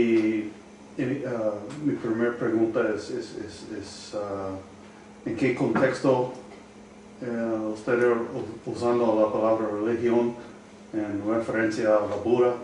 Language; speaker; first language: Spanish; non-native, learner; English